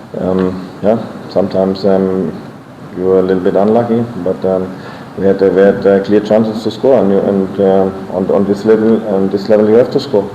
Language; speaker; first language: English; non-native, fluent; German